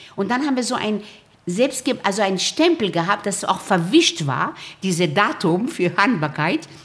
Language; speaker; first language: German; early bilingual, other home language; Romanian